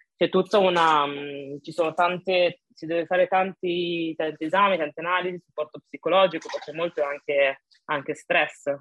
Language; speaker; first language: Italian; early bilingual, other home language; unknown